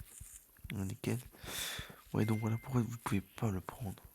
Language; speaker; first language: French; native; French